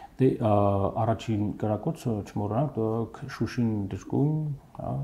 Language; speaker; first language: Armenian; native; Armenian